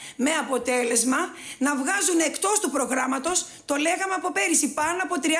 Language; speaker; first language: Greek; native; Greek